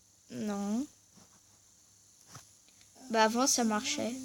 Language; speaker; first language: French; native; French